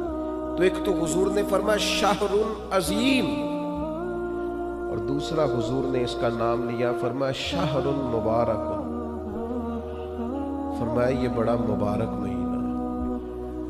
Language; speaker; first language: Urdu; native; Urdu